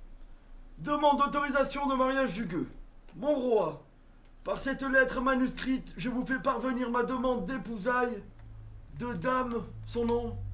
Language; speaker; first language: French; native; French